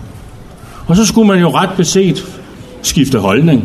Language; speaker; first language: Danish; native; Danish